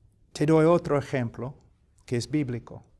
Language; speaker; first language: Spanish; non-native, fluent; English